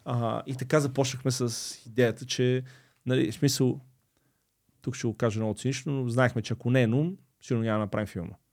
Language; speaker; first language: Bulgarian; early bilingual, other home language; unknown